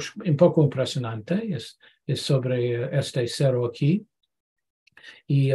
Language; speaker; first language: Spanish; non-native, learner; English